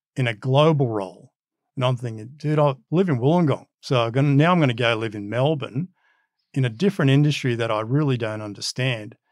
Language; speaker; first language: English; early bilingual, other home language; Macedonian